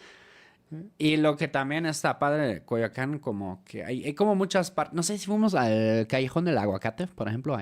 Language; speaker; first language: Spanish; native; Spanish